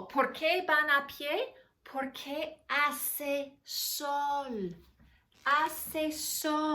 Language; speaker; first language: Spanish; non-native, fluent; English